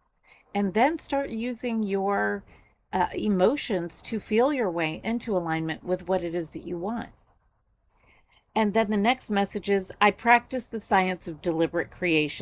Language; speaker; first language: English; native; English